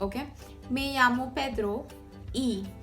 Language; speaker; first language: Spanish; non-native, fluent; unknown